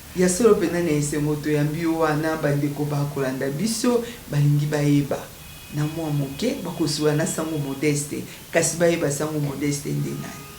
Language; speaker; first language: Lingala; native; Lingala